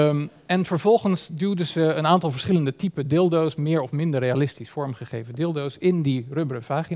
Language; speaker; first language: Dutch; native; Dutch